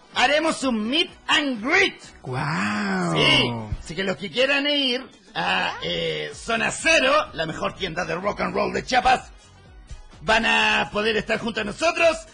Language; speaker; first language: Spanish; native; Spanish